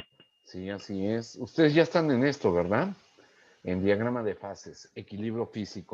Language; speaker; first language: Spanish; native; Spanish